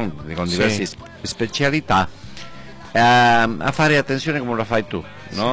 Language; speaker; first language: Italian; non-native, learner; Spanish